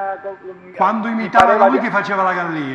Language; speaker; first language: Italian; native; Italian